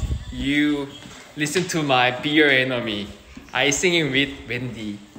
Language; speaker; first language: English; non-native, learner; Korean